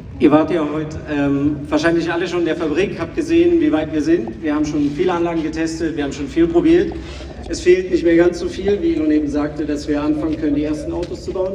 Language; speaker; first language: German; native; German